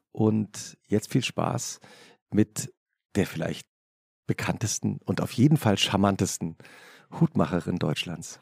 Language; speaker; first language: German; native; German